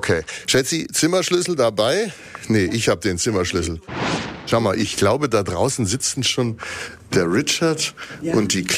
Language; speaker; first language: German; native; German